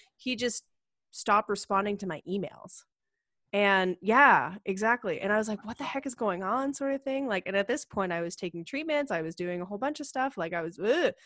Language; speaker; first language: English; native; English